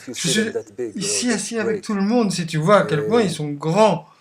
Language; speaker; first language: French; non-native, fluent; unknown